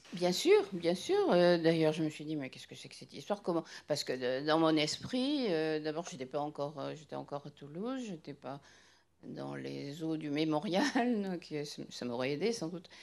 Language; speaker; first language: French; native; French